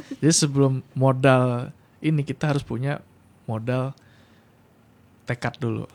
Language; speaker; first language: Indonesian; non-native, local second language; Minangkabau